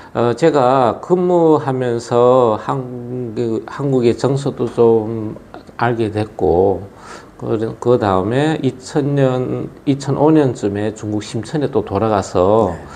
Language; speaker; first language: Korean; early bilingual, other home language; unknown